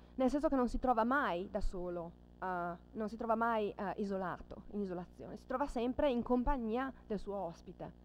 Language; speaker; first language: Italian; native; Italian